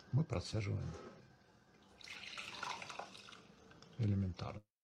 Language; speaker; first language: Czech; non-native, learner; Russian